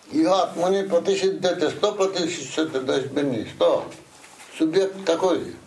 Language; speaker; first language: Russian; non-native, learner; Bangla